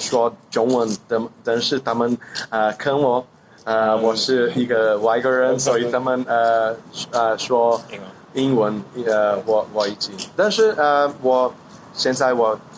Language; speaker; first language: Chinese; non-native, learner; Portuguese